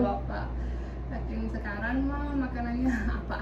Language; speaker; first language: Indonesian; early bilingual, heritage; Arabic